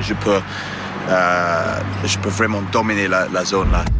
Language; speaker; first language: French; non-native, fluent; English